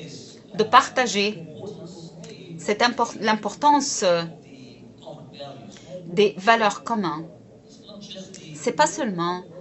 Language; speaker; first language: French; non-native, fluent; Arabic